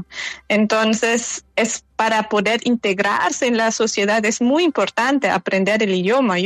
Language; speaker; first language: Spanish; non-native, fluent; German